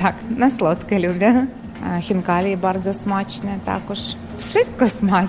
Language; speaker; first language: Polish; non-native, learner; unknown